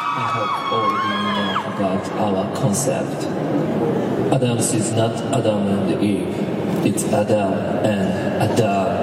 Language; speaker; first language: English; non-native, learner; Japanese